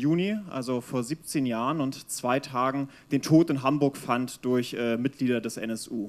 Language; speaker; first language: German; native; German